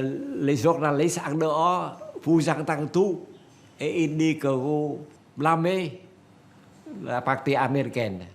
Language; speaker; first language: French; non-native, fluent; Vietnamese